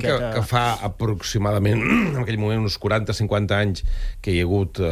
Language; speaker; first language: Catalan; native; Catalan